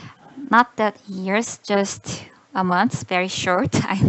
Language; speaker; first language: English; non-native, learner; Korean